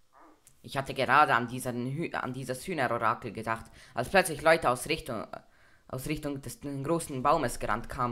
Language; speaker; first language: German; native; German